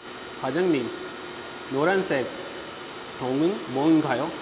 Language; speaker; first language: Korean; non-native, learner; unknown